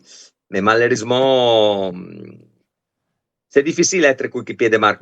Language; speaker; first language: French; non-native, fluent; Italian